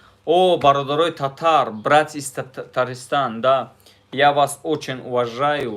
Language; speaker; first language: Russian; non-native, learner; Tajik